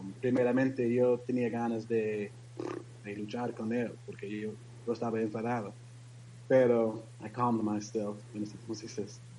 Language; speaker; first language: Spanish; non-native, learner; English